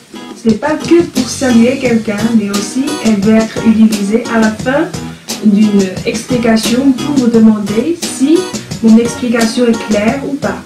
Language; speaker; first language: French; non-native, fluent; Chinese